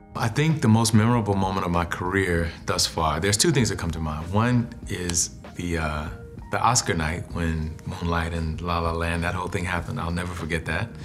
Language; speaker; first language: English; native; English